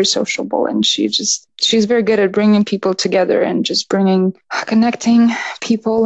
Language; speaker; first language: English; non-native, fluent; Russian